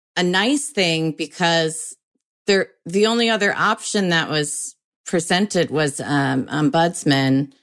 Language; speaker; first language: English; native; English